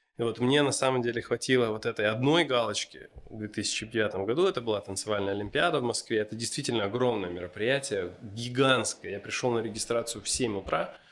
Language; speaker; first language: Russian; native; Russian